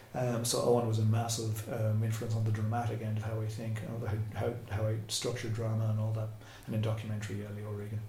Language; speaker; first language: English; native; English